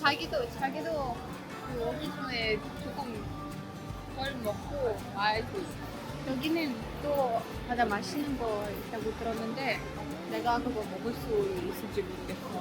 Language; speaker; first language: Korean; non-native, fluent; Russian